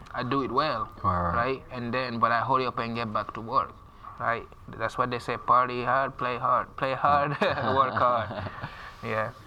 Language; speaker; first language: English; non-native, fluent; French